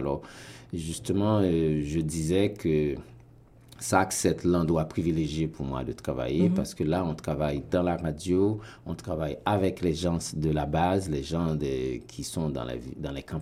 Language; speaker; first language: French; non-native, local second language; Haitian Creole